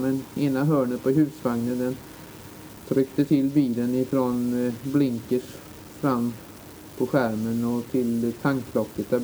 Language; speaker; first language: Swedish; native; Swedish